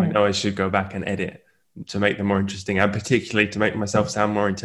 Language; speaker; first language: English; native; English